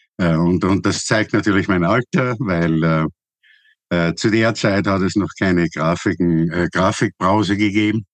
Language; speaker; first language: German; native; German